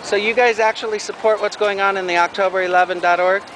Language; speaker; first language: English; native; English